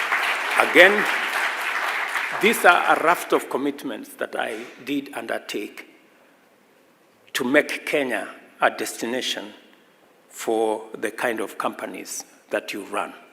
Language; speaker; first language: English; non-native, local second language; Swahili